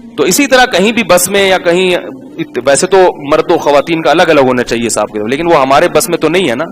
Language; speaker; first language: Urdu; native; Urdu